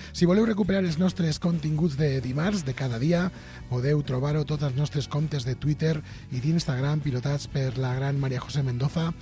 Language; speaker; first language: Catalan; native; Catalan